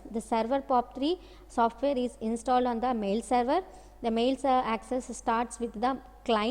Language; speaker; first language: English; non-native, local second language; Telugu